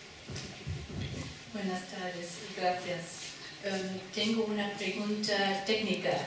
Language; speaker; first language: Spanish; non-native, learner; German